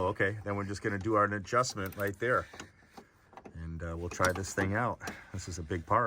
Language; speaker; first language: English; native; English